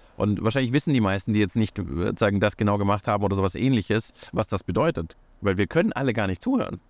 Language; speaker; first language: German; early bilingual, other home language; Russian